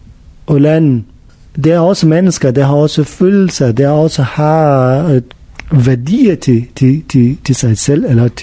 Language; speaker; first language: Danish; non-native, learner; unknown